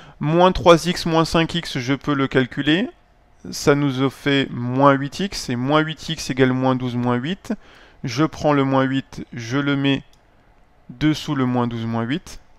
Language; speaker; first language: French; native; French